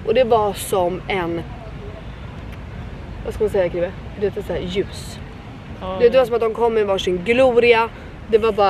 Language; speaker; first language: Swedish; native; Swedish